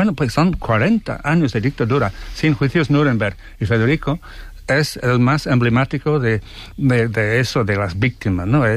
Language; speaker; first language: Spanish; non-native, fluent; English